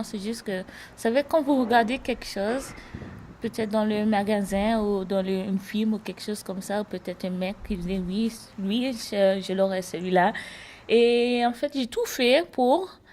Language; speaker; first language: French; non-native, learner; English